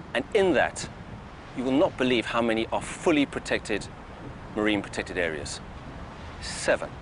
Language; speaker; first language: English; native; English